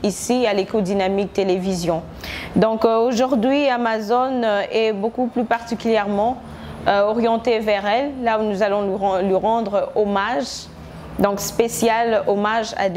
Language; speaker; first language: French; non-native, local second language; Lingala